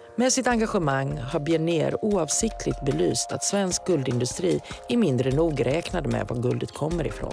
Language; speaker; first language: Swedish; native; Swedish